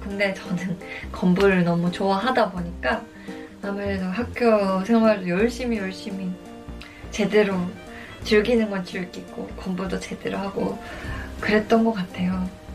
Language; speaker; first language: Korean; non-native, fluent; Japanese